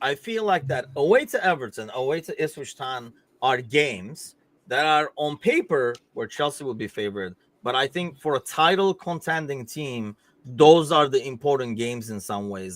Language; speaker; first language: English; native; English